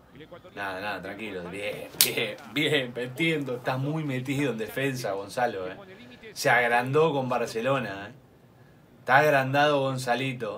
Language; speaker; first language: Spanish; native; Spanish